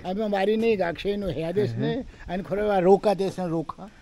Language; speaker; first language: Japanese; non-native, learner; Hindi